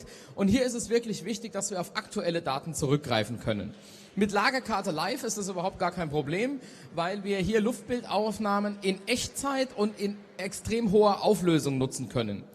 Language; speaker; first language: German; native; German